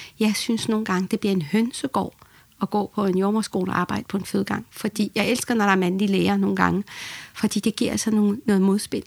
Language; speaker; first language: Danish; early bilingual, other home language; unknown